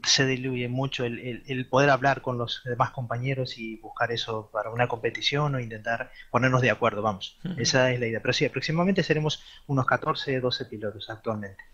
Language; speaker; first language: Spanish; native; Spanish